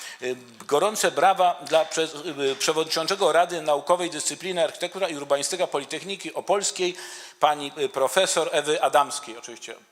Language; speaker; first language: Polish; native; Polish